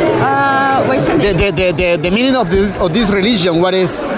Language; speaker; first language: English; non-native, learner; Spanish